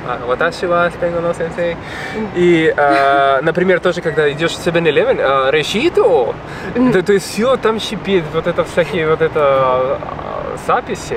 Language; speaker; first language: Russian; non-native, fluent; Spanish